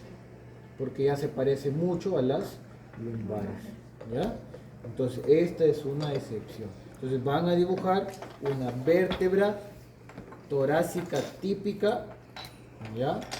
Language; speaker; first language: Spanish; native; Spanish